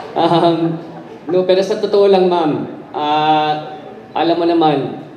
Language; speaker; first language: Filipino; native; Filipino